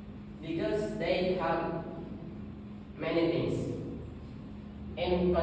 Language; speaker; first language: English; non-native, learner; Indonesian